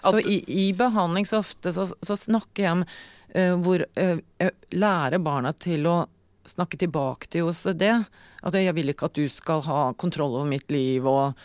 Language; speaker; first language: Norwegian; native; Norwegian